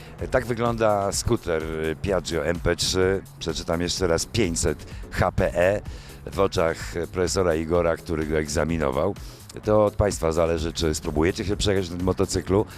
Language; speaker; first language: Polish; native; Polish